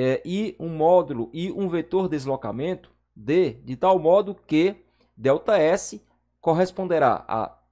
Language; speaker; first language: Portuguese; native; Portuguese